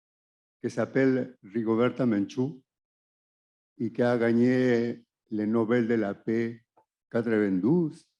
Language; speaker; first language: French; non-native, fluent; Spanish